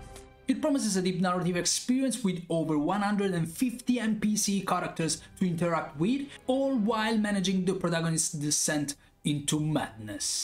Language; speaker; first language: English; non-native, fluent; Italian